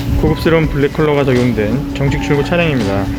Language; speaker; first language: Korean; native; Korean